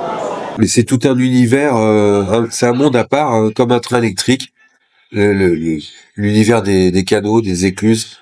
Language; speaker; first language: French; native; French